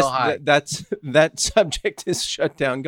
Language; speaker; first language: English; native; English